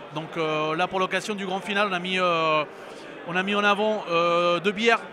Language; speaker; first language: French; non-native, fluent; Spanish